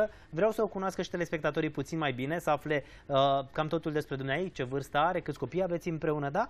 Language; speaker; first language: Romanian; native; Romanian